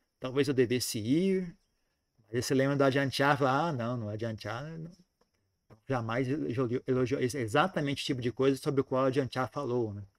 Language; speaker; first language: Portuguese; native; Portuguese